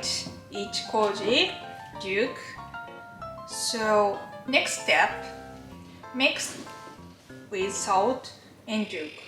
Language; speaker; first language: English; non-native, learner; Japanese